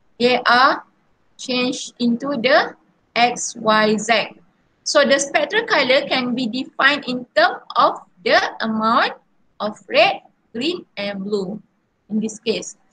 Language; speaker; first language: English; non-native, local second language; Malay